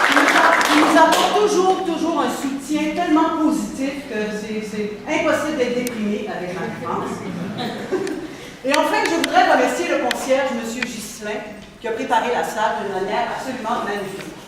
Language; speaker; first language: French; native; French